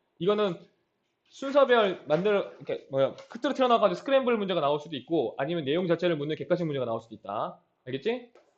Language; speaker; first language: Korean; native; Korean